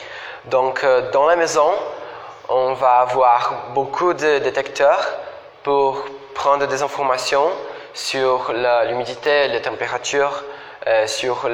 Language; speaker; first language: French; non-native, fluent; Portuguese